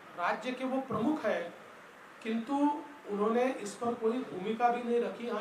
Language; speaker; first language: Hindi; non-native, local second language; Marathi